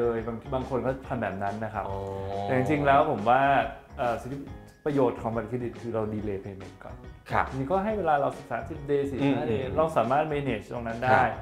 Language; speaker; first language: Thai; native; Thai